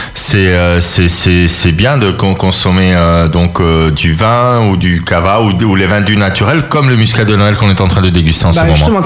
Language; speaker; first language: French; early bilingual, other home language; Spanish